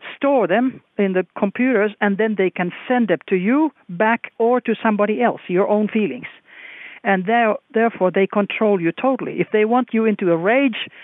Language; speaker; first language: English; non-native, fluent; Finnish